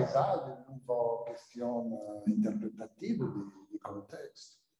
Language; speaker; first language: French; non-native, learner; Italian